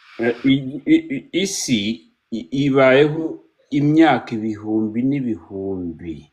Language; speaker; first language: Kinyarwanda; early bilingual, heritage; Kinyarwanda